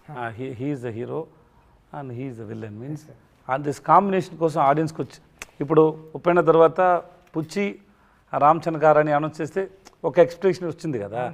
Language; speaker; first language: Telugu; non-native, learner; Tamil